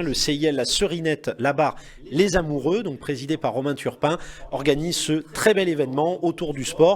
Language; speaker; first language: French; native; French